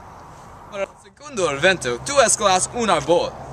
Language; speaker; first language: Spanish; non-native, learner; English